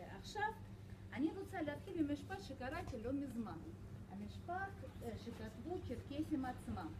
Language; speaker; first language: Hebrew; non-native, fluent; Russian